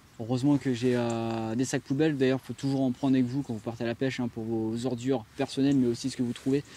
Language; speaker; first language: French; native; French